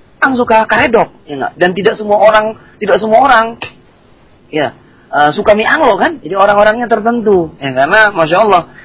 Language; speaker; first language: Indonesian; native; Indonesian